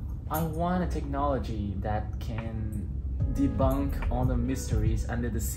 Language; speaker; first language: English; non-native, fluent; Vietnamese